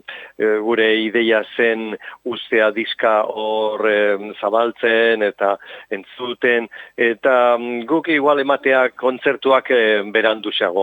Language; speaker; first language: Basque; non-native, local second language; Spanish